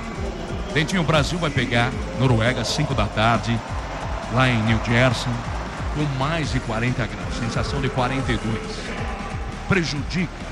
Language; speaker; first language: Portuguese; native; Portuguese